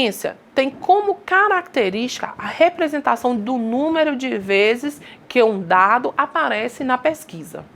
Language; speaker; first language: Portuguese; native; Portuguese